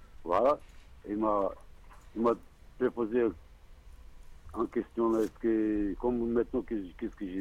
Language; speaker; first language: French; non-native, learner; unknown